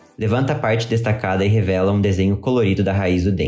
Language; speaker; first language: Portuguese; native; Portuguese